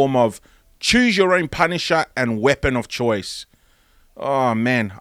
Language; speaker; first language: English; early bilingual, other home language; Greek